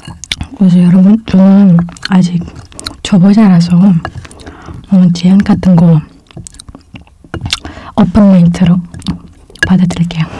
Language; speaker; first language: Korean; non-native, fluent; Indonesian